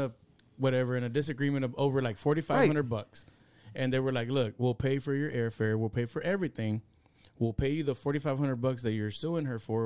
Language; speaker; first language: English; early bilingual, other home language; Spanish